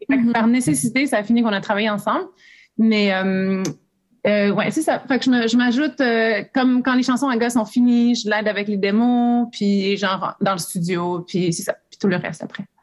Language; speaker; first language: French; native; French